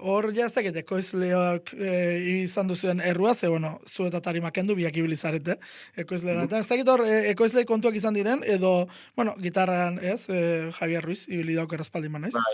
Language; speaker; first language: Basque; native; Basque